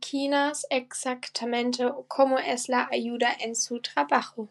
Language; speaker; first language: Spanish; non-native, learner; German